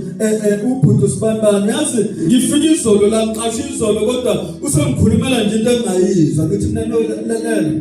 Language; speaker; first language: Zulu; native; Zulu